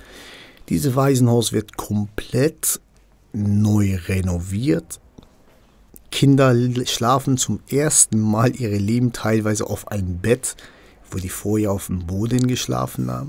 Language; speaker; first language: German; non-native, local second language; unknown